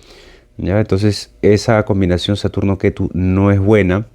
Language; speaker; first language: Spanish; native; Spanish